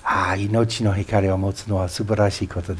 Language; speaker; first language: Japanese; non-native, fluent; English